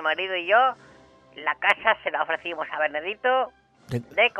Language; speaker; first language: Spanish; native; Spanish